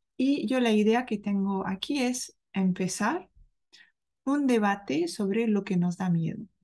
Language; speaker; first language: Spanish; non-native, fluent; French